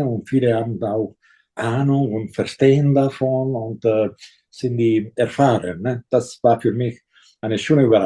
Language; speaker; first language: German; non-native, fluent; Italian